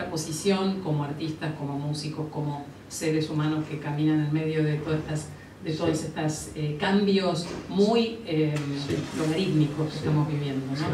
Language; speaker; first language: Spanish; native; Spanish